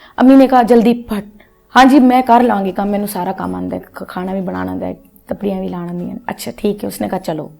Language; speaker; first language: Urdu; non-native, local second language; Punjabi